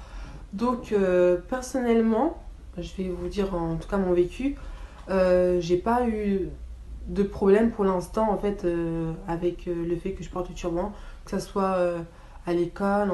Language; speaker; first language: French; early bilingual, other home language; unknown